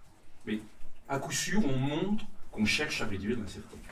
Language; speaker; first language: French; native; French